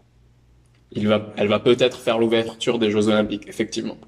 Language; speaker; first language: French; native; French